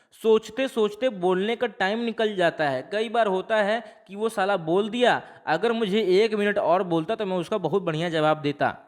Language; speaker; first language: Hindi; non-native, local second language; Bhojpuri